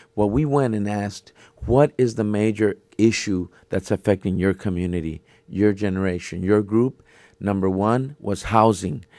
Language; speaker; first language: English; native; English